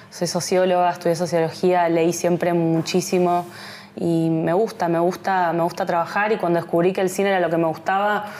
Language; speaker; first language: Spanish; native; Spanish